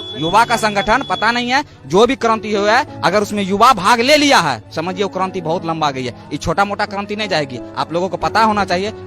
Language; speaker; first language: Hindi; native; Hindi